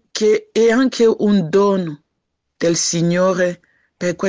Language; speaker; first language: Italian; non-native, learner; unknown